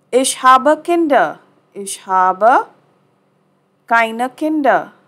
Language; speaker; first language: German; non-native, fluent; Hindi